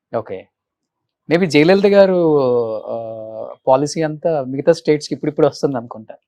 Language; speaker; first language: Telugu; native; Telugu